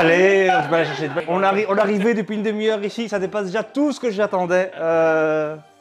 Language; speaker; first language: French; native; French